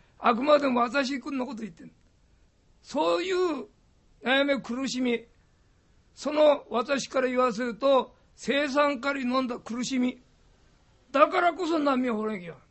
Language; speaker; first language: Japanese; native; Japanese